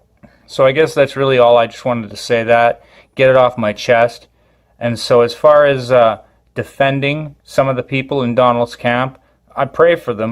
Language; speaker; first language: English; native; English